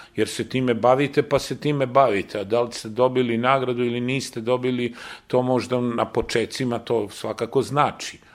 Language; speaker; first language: Serbian; native; Serbian